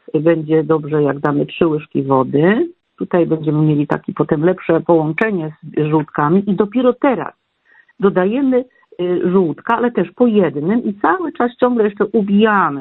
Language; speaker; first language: Polish; native; Polish